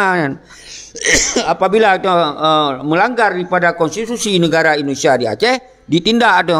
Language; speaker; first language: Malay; non-native, local second language; Achinese